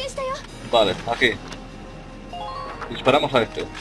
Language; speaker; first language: Spanish; native; Spanish